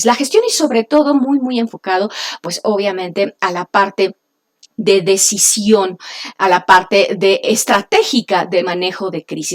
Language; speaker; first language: Spanish; native; Spanish